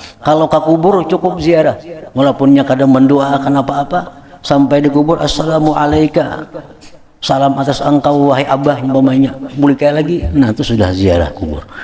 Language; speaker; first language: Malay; non-native, local second language; Banjar